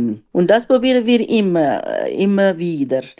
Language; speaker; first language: German; non-native, fluent; Arabic